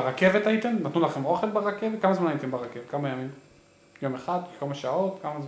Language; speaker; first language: Hebrew; native; Hebrew